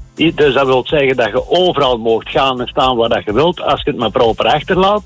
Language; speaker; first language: Dutch; native; Dutch